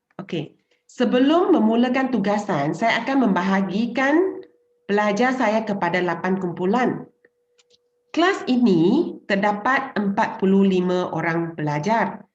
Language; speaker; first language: Malay; non-native, local second language; Chinese